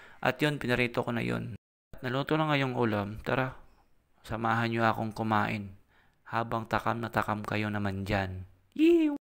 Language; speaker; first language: Filipino; non-native, local second language; Cebuano